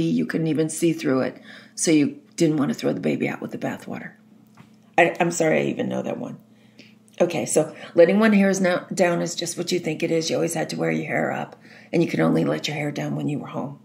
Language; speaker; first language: English; native; English